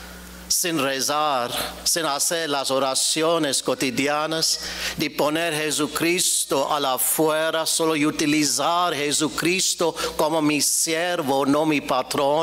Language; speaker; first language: Spanish; non-native, fluent; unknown